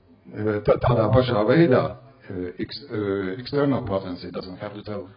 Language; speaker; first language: English; non-native, fluent; Latvian